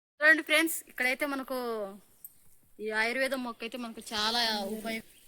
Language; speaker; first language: Telugu; native; Telugu